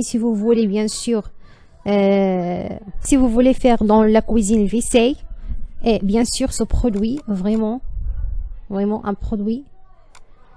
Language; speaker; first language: French; non-native, learner; Arabic